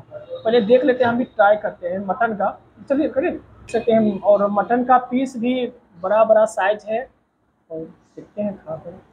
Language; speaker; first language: Hindi; native; Hindi